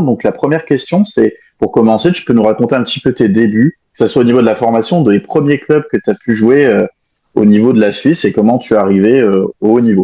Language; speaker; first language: French; native; French